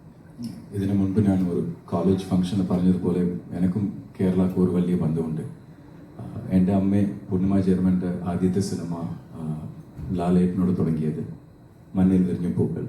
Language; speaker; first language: Malayalam; non-native, learner; Tamil